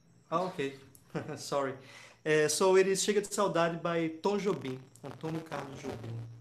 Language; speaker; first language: English; non-native, fluent; Portuguese